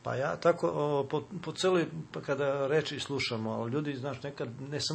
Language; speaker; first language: Serbian; native; Serbian